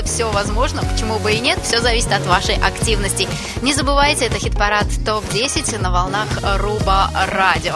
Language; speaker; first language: Russian; native; Russian